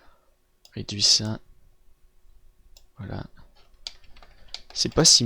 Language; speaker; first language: French; native; French